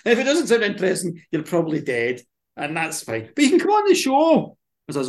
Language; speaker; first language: English; native; English